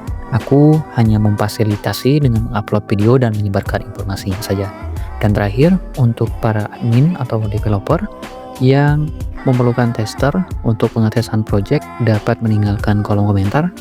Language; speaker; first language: Indonesian; native; Indonesian